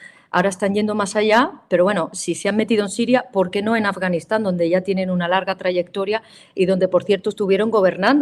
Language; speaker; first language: Spanish; native; Spanish